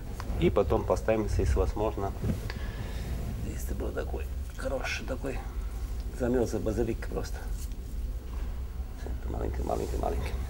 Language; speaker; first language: Russian; non-native, learner; Italian